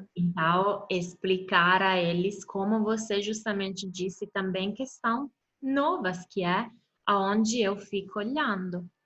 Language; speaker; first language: Portuguese; non-native, fluent; Italian